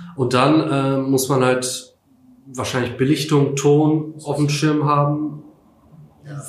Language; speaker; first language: German; native; German